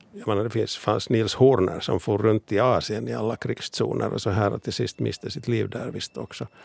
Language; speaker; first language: Swedish; native; Swedish